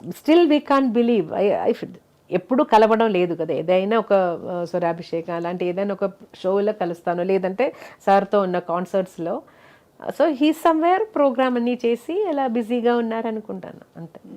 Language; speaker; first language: Telugu; non-native, local second language; Malayalam